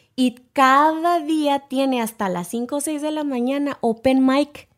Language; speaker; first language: Spanish; native; Spanish